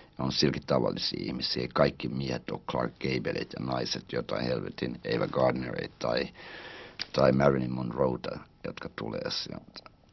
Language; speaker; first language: Finnish; early bilingual, heritage; Finnish